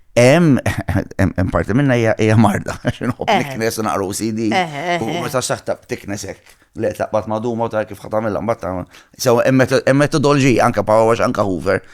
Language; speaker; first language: Maltese; native; Maltese